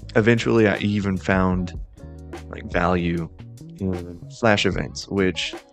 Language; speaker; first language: English; native; English